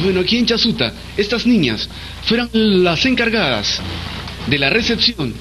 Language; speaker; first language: Spanish; native; Spanish